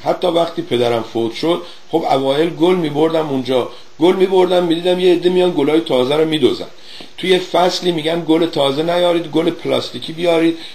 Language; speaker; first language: Persian; native; Persian